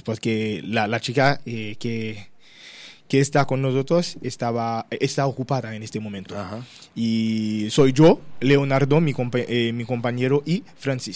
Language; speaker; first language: Spanish; non-native, learner; Haitian Creole